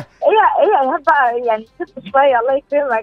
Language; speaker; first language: Arabic; native; Arabic